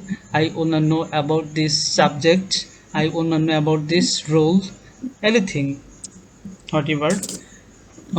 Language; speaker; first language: English; non-native, learner; Bangla